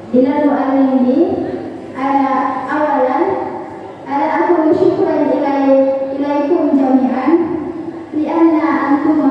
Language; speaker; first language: Arabic; non-native, learner; Indonesian